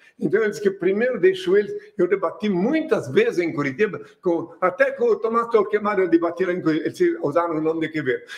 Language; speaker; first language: Portuguese; non-native, fluent; French